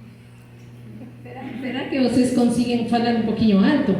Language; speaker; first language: Portuguese; non-native, fluent; Spanish